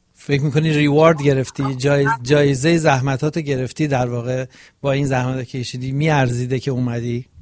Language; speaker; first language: Persian; native; Persian